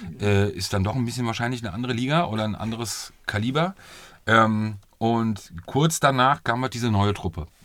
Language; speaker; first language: German; native; German